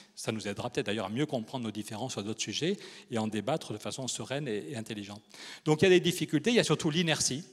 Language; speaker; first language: French; native; French